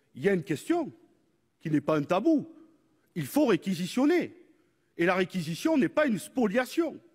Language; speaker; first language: French; native; French